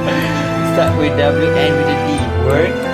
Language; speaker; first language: English; non-native, local second language; Malay